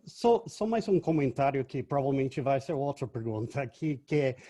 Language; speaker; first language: Portuguese; non-native, fluent; English